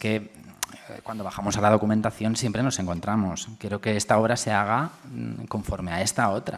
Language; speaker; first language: Spanish; native; Spanish